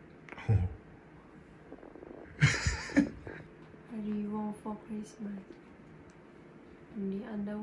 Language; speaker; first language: English; non-native, learner; Japanese